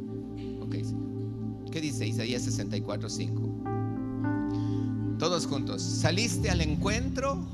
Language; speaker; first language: Spanish; native; Spanish